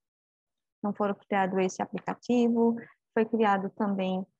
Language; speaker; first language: Portuguese; native; Portuguese